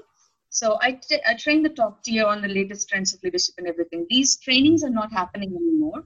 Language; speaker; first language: English; non-native, local second language; Telugu